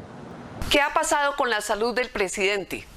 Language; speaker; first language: Spanish; native; Spanish